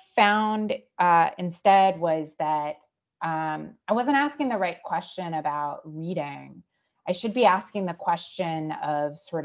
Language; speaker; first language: English; native; English